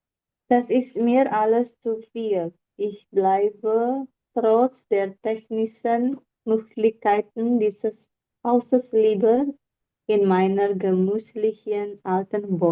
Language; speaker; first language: German; non-native, learner; Indonesian